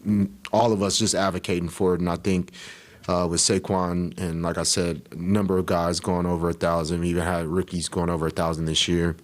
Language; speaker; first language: English; native; English